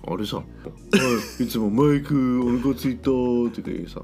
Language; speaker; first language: Japanese; native; Japanese